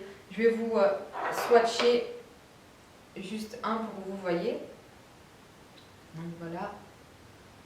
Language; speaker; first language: French; native; French